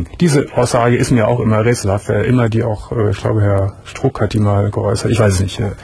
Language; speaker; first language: German; native; German